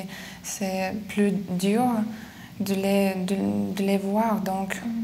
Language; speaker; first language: French; non-native, fluent; Lithuanian